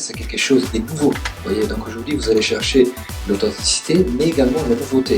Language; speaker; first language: French; native; French